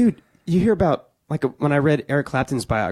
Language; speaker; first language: English; native; English